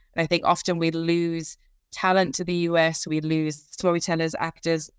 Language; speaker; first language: English; native; English